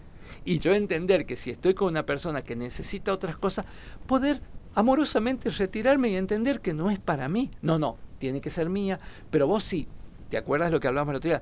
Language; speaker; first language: Spanish; native; Spanish